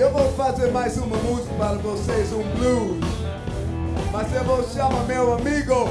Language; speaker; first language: Portuguese; non-native, fluent; English